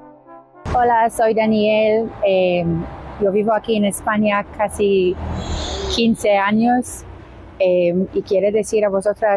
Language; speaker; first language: Spanish; non-native, learner; Hebrew